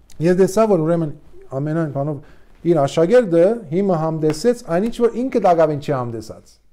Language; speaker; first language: Armenian; early bilingual, heritage; Armenian